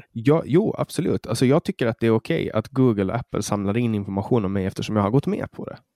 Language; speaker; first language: Swedish; native; Swedish